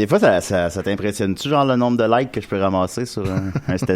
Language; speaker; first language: French; native; French